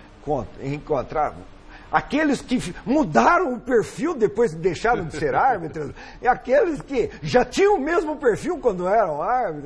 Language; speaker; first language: Portuguese; native; Portuguese